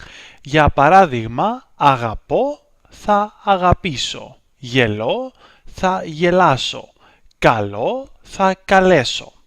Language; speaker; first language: Greek; native; Greek